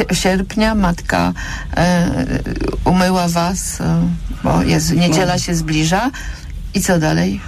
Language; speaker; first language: Polish; native; Polish